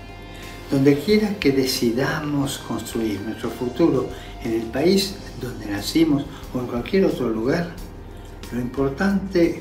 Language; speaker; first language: Spanish; native; Spanish